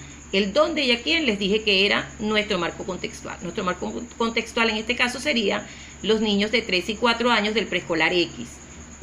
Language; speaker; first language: Spanish; native; Spanish